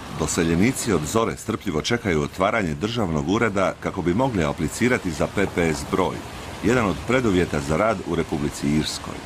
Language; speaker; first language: Croatian; native; Croatian